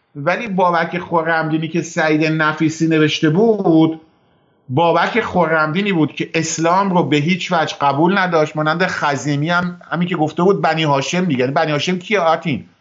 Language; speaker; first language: Persian; native; Persian